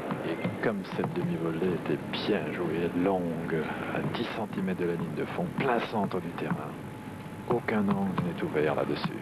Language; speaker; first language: French; native; French